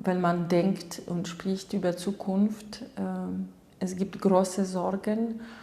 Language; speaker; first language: German; non-native, fluent; Russian